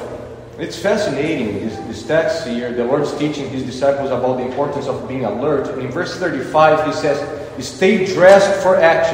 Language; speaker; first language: English; non-native, fluent; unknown